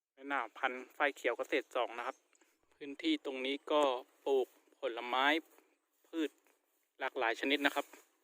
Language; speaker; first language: Thai; native; Thai